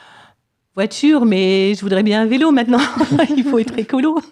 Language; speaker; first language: French; native; French